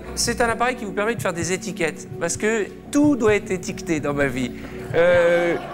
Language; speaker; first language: French; native; French